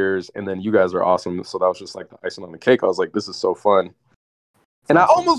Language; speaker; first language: English; native; English